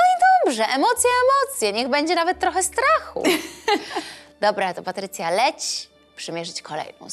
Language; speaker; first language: Polish; native; Polish